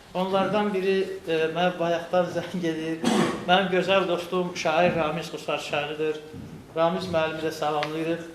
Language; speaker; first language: Azerbaijani; non-native, local second language; Lezghian